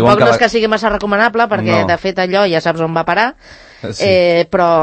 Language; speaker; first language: Catalan; native; Catalan